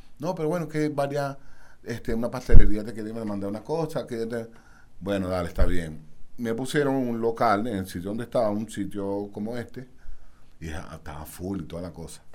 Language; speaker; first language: Spanish; native; Spanish